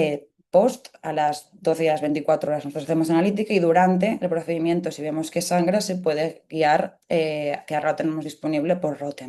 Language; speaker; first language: Spanish; native; Spanish